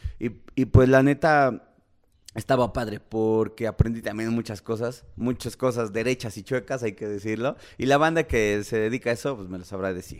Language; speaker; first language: Spanish; native; Spanish